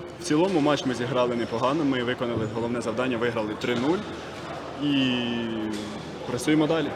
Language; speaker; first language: Ukrainian; native; Ukrainian